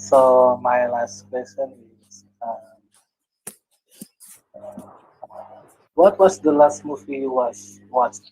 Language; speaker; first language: English; non-native, learner; Indonesian